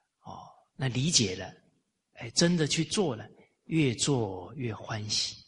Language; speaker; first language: Chinese; native; Chinese